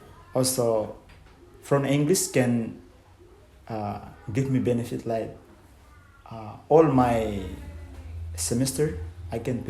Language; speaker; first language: English; non-native, fluent; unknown